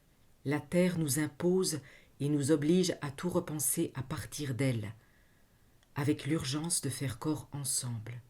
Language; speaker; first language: French; native; French